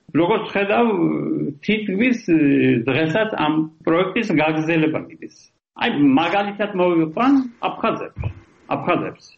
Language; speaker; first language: Georgian; early bilingual, heritage; Georgian